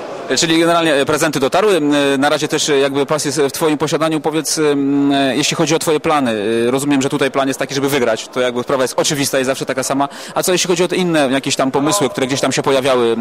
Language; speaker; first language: Polish; native; Polish